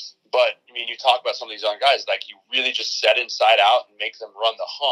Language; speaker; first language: English; native; English